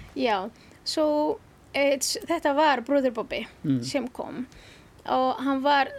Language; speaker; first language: Icelandic; non-native, fluent; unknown